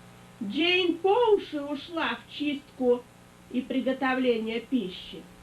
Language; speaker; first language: Russian; native; Russian